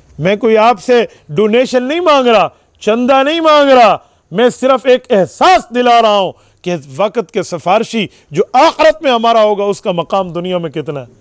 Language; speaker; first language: Urdu; non-native, local second language; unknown